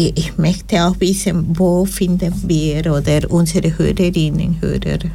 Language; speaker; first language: German; non-native, fluent; Spanish